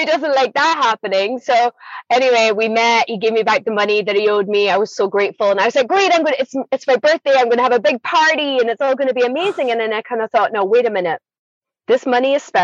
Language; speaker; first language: English; native; English